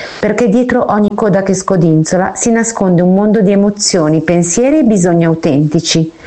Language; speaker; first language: Italian; native; Italian